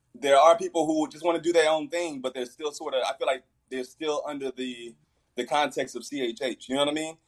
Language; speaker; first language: English; native; English